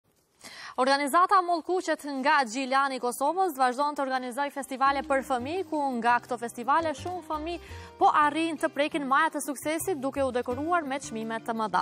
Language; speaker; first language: Albanian; native; Albanian